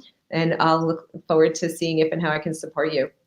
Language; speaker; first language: English; native; English